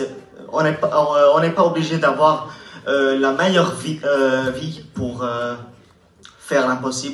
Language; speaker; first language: French; non-native, learner; Arabic